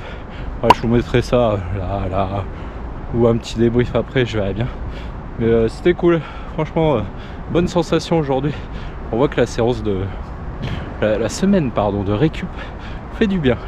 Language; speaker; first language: French; native; French